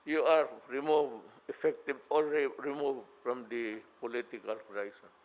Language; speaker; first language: English; non-native, local second language; Filipino